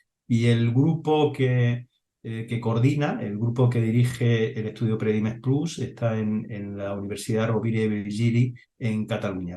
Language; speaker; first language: Spanish; native; Spanish